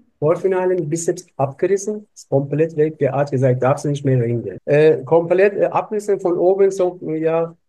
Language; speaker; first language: German; non-native, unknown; Persian